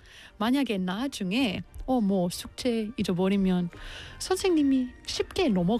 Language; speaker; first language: Korean; non-native, local second language; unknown